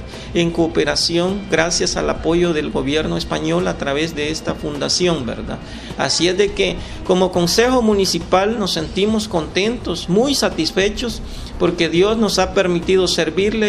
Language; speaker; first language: Spanish; native; Spanish